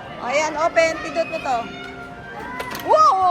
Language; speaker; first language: Filipino; native; Filipino